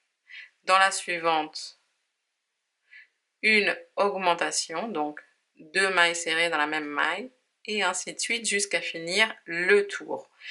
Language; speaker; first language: French; native; French